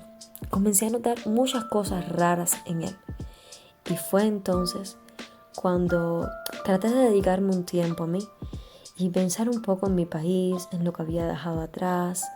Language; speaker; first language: Spanish; native; Spanish